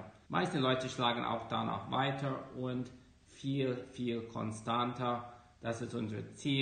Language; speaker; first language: German; non-native, fluent; English